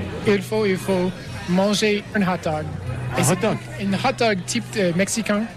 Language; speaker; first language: French; non-native, learner; English